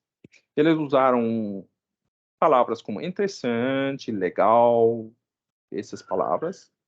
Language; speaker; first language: Portuguese; non-native, fluent; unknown